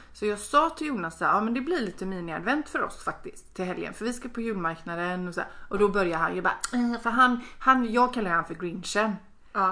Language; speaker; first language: Swedish; native; Swedish